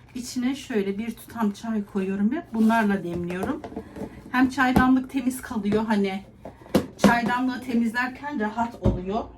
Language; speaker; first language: Turkish; native; Turkish